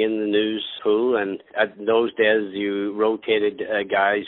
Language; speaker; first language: English; native; English